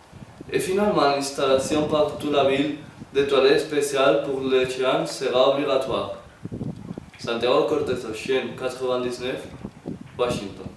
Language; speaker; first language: French; non-native, learner; Spanish